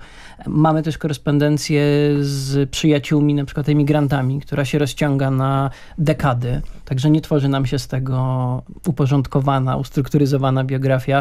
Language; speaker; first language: Polish; native; Polish